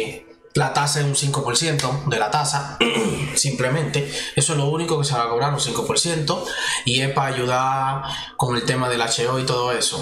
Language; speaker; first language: Spanish; native; Spanish